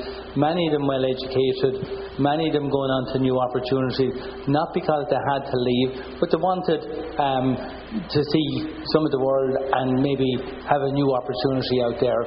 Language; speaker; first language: English; native; English